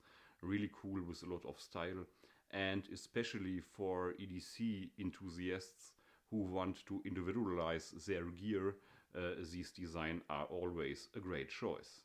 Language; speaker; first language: English; non-native, fluent; German